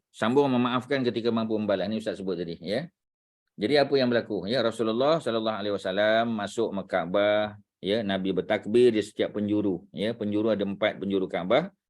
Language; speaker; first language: Malay; native; Malay